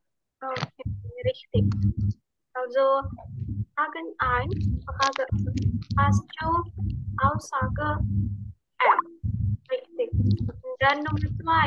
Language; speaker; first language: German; non-native, fluent; Indonesian